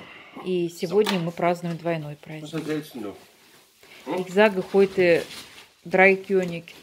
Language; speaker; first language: Russian; native; Russian